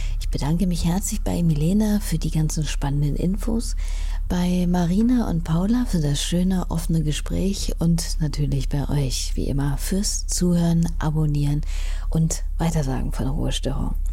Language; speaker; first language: German; native; German